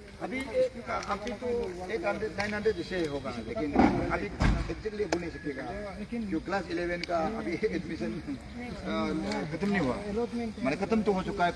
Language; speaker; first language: Hindi; non-native, local second language; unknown